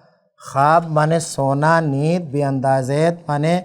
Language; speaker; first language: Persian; non-native, fluent; Urdu